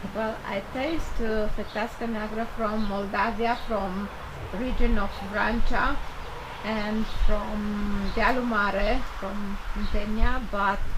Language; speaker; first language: English; non-native, fluent; Romanian